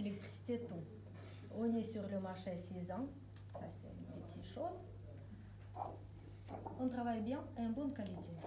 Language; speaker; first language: French; non-native, learner; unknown